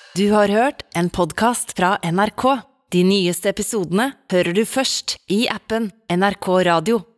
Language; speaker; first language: Norwegian; early bilingual, other home language; Turkish